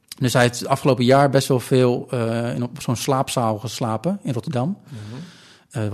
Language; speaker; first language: Dutch; native; Dutch